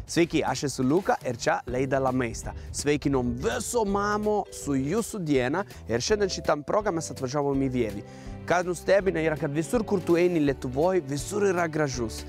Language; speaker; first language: Lithuanian; non-native, fluent; Italian